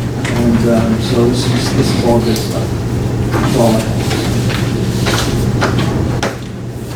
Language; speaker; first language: English; native; English